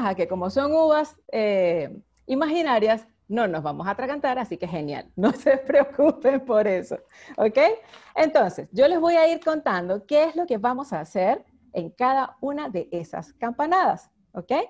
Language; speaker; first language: Spanish; native; Spanish